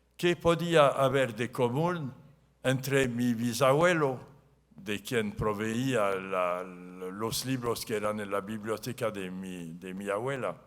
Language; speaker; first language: Spanish; non-native, learner; French